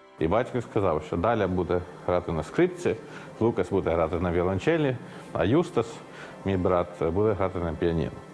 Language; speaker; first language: Ukrainian; early bilingual, heritage; Finnish